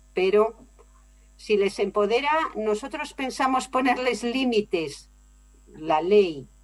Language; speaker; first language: Spanish; native; Spanish